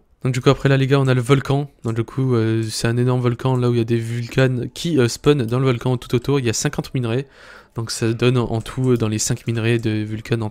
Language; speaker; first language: French; native; French